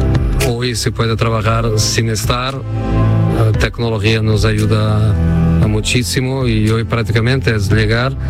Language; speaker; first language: Spanish; non-native, fluent; Portuguese